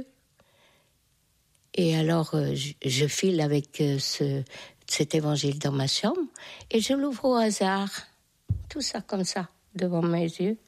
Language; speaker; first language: French; non-native, fluent; Hungarian